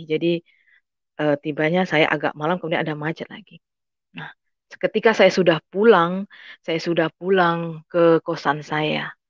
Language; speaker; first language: Indonesian; native; Indonesian